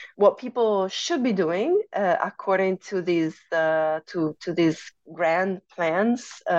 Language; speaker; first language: English; non-native, fluent; Italian